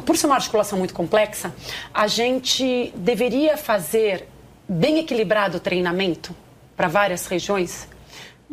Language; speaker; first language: Portuguese; native; Portuguese